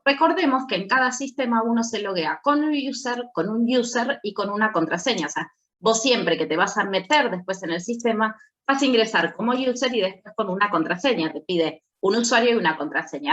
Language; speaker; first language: Spanish; native; Spanish